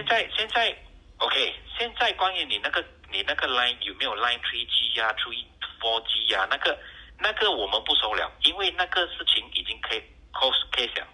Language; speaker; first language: Chinese; native; Chinese